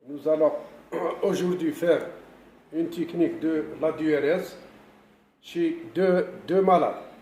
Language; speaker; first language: French; non-native, local second language; Arabic